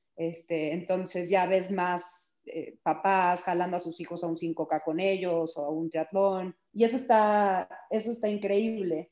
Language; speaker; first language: Spanish; early bilingual, heritage; Spanish